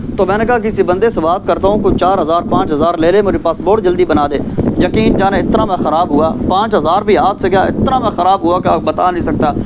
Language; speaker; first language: Urdu; non-native, local second language; Punjabi